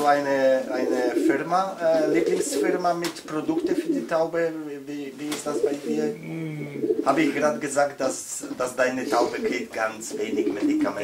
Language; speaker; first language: German; non-native, learner; Polish